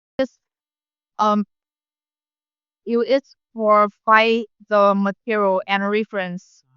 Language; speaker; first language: English; non-native, learner; Vietnamese